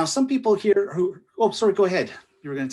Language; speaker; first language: English; native; English